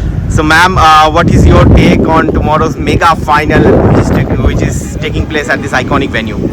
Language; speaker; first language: English; non-native, local second language; Bangla